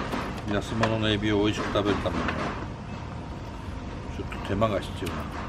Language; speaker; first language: Japanese; native; Japanese